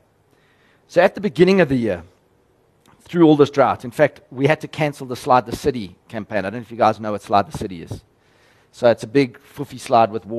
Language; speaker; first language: English; native; English